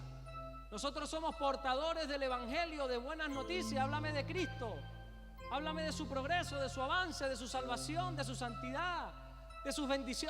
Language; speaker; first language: Spanish; native; Spanish